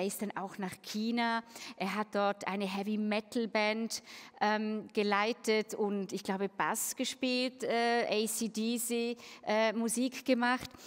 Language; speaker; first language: German; native; German